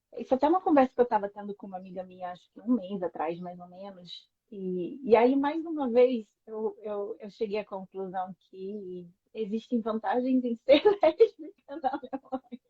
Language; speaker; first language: Portuguese; native; Portuguese